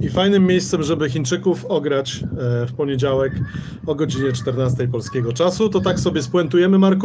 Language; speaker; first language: Polish; native; Polish